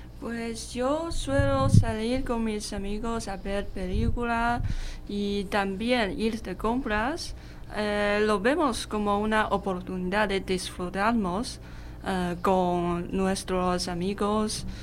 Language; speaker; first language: Spanish; non-native, learner; Chinese